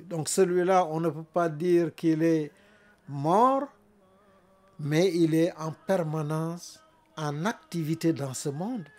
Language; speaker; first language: French; non-native, local second language; Wolof